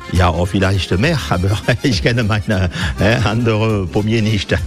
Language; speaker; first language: German; non-native, fluent; French